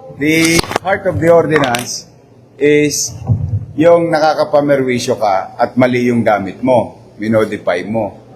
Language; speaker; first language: Filipino; native; Filipino